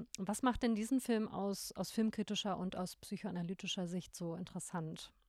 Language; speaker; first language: German; native; German